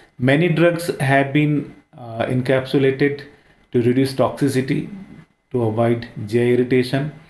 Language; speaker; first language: English; non-native, local second language; Hindi